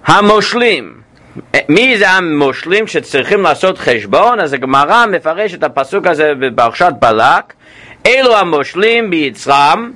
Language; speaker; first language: Hebrew; non-native, fluent; English